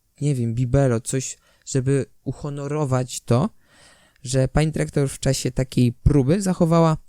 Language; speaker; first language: Polish; native; Polish